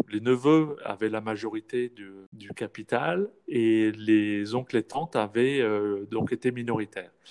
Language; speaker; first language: French; native; French